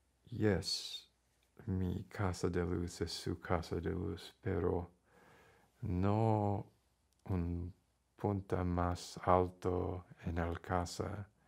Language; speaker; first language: Spanish; non-native, learner; English